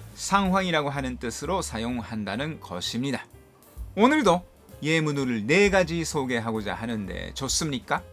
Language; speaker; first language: Korean; non-native, fluent; Japanese